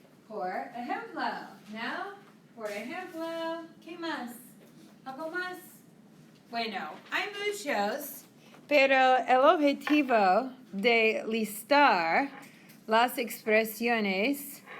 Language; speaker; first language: Spanish; non-native, fluent; English